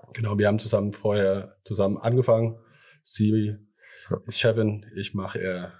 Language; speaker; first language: German; early bilingual, other home language; Thai